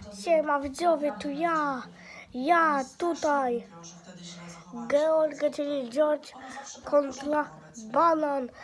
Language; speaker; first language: Polish; non-native, learner; English